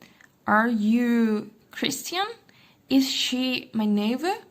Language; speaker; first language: English; non-native, fluent; Spanish